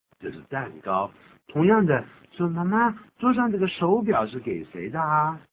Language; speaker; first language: Chinese; native; Chinese